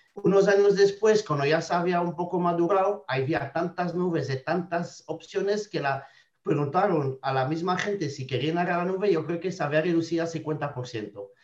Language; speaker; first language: Spanish; non-native, fluent; French